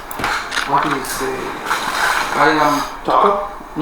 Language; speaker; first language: English; non-native, learner; Spanish